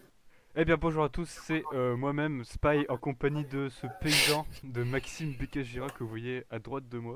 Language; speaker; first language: French; native; French